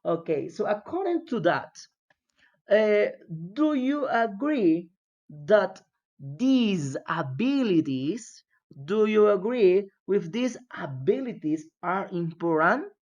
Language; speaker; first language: English; non-native, fluent; Spanish